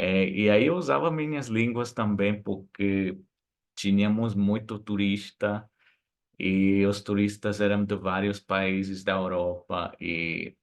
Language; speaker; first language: Portuguese; non-native, fluent; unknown